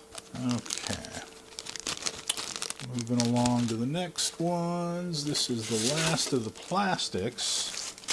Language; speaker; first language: English; native; English